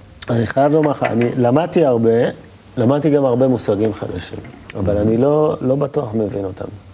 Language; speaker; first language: Hebrew; native; Hebrew